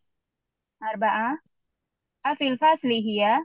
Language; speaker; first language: Arabic; non-native, learner; Indonesian